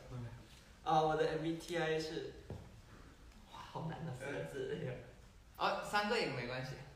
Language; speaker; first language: Chinese; non-native, fluent; Thai